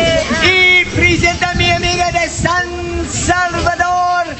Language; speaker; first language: Spanish; non-native, learner; English